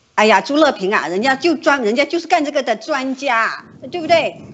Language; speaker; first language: Chinese; native; Chinese